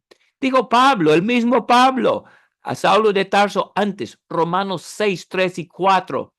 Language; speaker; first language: Spanish; non-native, fluent; English